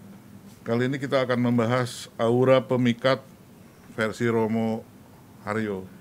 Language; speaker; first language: Indonesian; native; Indonesian